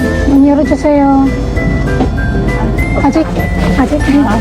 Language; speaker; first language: Korean; non-native, learner; Filipino